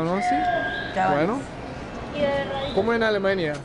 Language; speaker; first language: Spanish; non-native, fluent; German